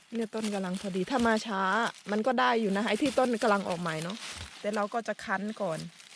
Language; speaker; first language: Thai; native; Thai